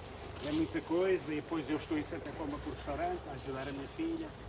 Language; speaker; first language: Portuguese; native; Portuguese